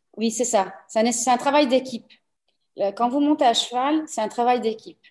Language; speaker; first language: French; early bilingual, other home language; Portuguese